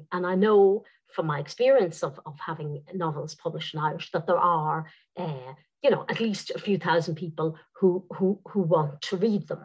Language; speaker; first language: English; non-native, local second language; Irish